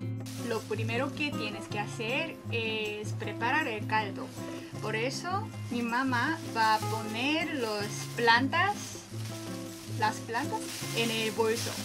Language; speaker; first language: Spanish; non-native, fluent; Korean